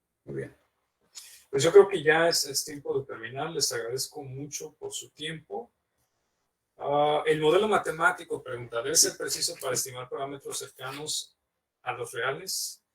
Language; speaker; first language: Spanish; native; Spanish